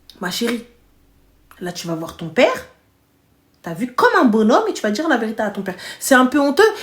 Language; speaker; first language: French; early bilingual, other home language; Arabic